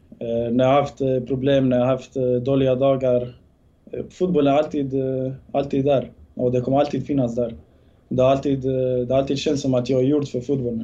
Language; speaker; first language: Swedish; early bilingual, other home language; Bosnian